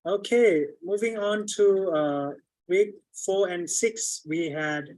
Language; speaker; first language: English; non-native, fluent; Thai